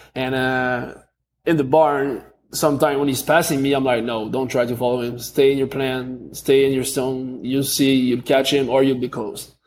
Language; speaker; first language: English; native; English